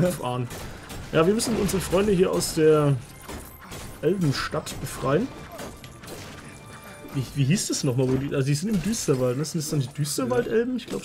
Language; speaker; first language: German; native; German